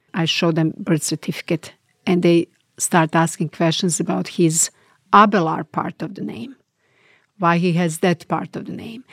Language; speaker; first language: English; non-native, fluent; Bosnian